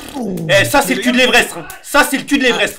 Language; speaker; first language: French; native; French